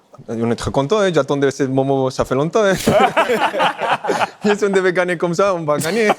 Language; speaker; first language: French; non-native, fluent; Spanish